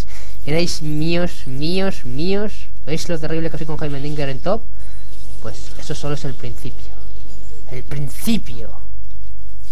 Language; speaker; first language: Spanish; native; Spanish